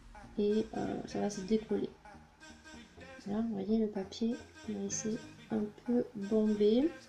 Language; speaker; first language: French; native; French